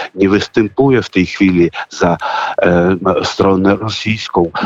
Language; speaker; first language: Polish; early bilingual, heritage; Russian